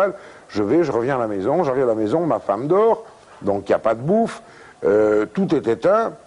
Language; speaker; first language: French; native; French